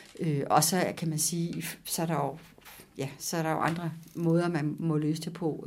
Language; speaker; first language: Danish; native; Danish